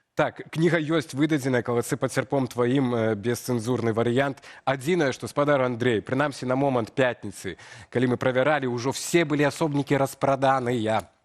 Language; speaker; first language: Belarusian; native; Belarusian